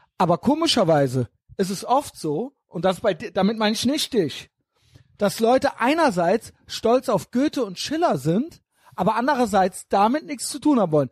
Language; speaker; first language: German; native; German